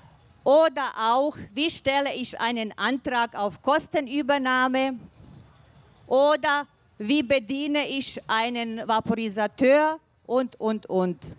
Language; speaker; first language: German; non-native, fluent; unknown